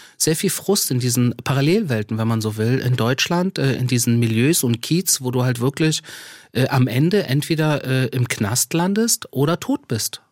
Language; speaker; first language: German; early bilingual, other home language; Persian